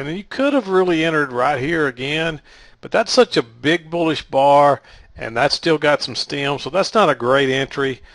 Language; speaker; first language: English; native; English